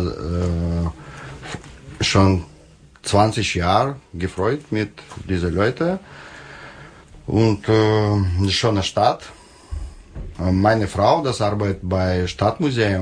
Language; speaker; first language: German; non-native, learner; Russian